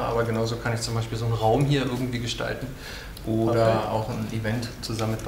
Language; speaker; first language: German; native; German